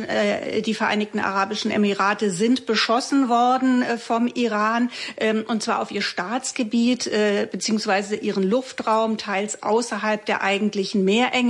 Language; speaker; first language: German; native; German